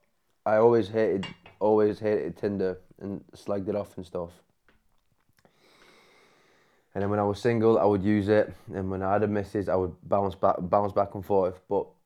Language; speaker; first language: English; native; English